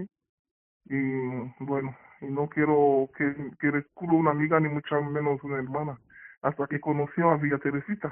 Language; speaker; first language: Spanish; non-native, learner; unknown